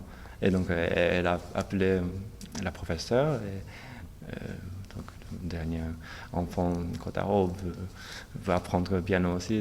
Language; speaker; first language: French; non-native, fluent; Japanese